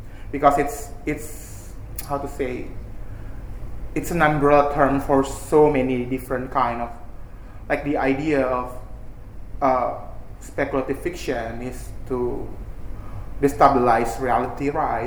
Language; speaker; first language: English; non-native, fluent; Indonesian